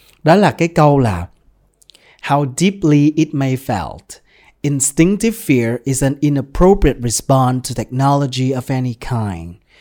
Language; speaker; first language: English; non-native, fluent; Vietnamese